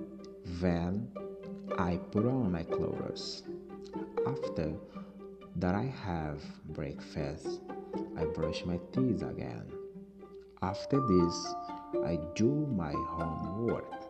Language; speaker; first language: English; non-native, learner; Portuguese